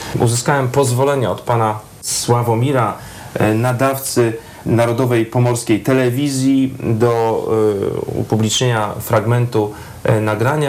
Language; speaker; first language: Polish; native; Polish